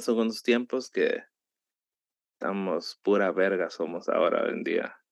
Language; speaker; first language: Spanish; early bilingual, heritage; Spanish